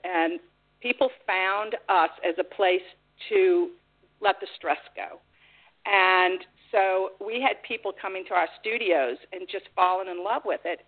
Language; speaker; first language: English; native; English